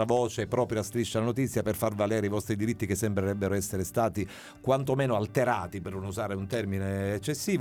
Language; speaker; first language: Italian; native; Italian